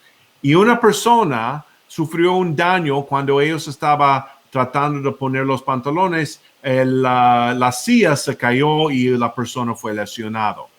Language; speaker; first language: Spanish; non-native, fluent; English